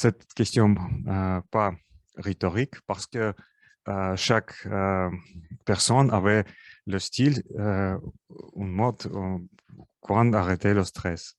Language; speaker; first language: French; non-native, learner; Russian